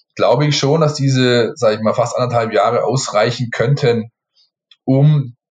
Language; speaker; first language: German; native; German